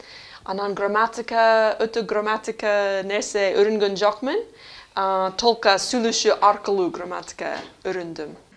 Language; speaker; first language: Kyrgyz; non-native, fluent; English